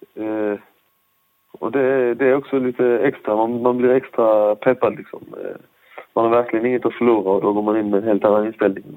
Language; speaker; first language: Swedish; early bilingual, other home language; Persian